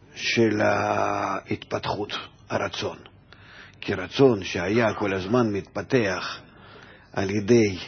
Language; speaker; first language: Hebrew; non-native, fluent; Russian